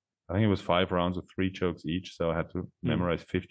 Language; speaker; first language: English; non-native, fluent; German